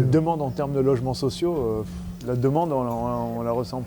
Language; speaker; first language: French; native; French